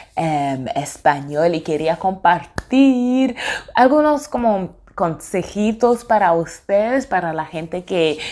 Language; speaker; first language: Spanish; non-native, fluent; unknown